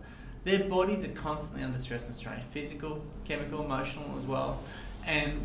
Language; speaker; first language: English; native; English